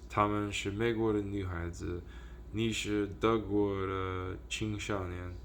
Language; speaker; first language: Chinese; non-native, learner; English